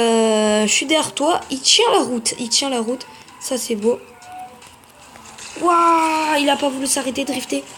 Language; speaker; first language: French; native; French